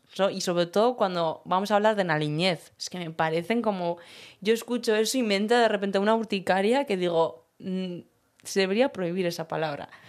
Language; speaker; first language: Spanish; early bilingual, other home language; Berber languages